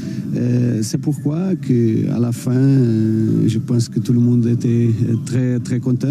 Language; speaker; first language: French; non-native, learner; Portuguese